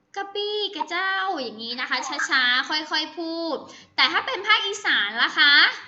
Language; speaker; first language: Thai; native; Thai